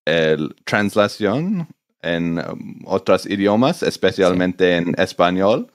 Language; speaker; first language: Spanish; non-native, learner; English